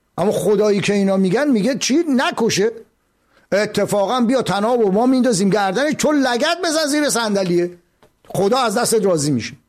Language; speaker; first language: Persian; native; Persian